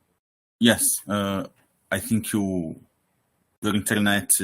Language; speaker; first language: English; non-native, fluent; Portuguese